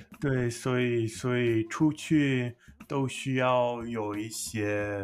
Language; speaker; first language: Chinese; non-native, learner; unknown